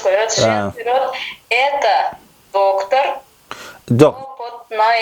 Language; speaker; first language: Russian; non-native, learner; Kyrgyz